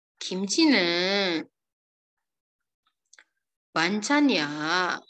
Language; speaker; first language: Korean; non-native, learner; Indonesian